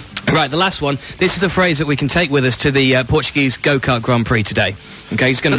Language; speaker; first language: English; native; English